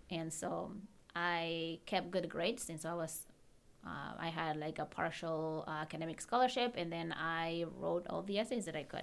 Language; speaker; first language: English; non-native, fluent; Spanish